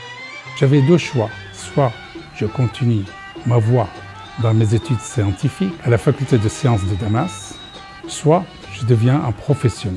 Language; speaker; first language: French; non-native, fluent; Arabic